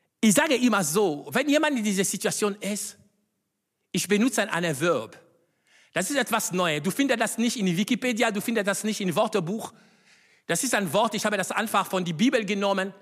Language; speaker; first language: German; non-native, fluent; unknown